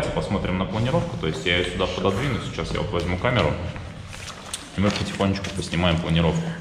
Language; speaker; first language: Russian; native; Russian